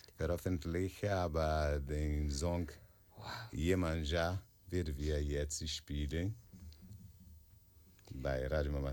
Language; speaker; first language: German; non-native, learner; Portuguese